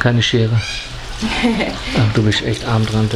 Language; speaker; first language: German; native; German